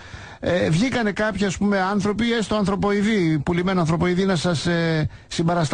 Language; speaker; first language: Greek; native; Greek